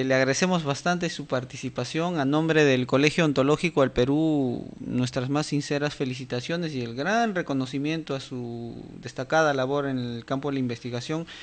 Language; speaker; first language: Spanish; native; Spanish